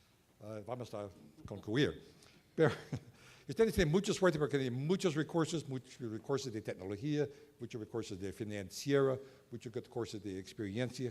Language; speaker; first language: Spanish; non-native, learner; English